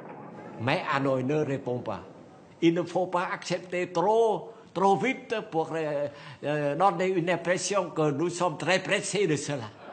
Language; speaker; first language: French; non-native, learner; Vietnamese